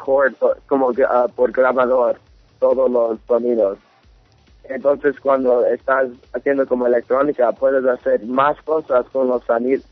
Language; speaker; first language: Spanish; early bilingual, heritage; English